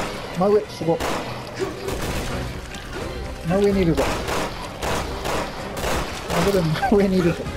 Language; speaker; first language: Japanese; native; Japanese